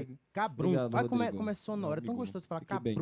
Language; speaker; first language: Portuguese; native; Portuguese